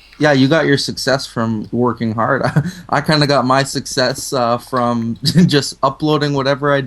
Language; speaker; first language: English; native; English